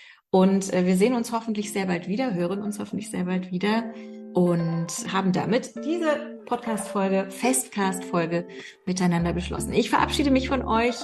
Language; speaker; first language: German; native; German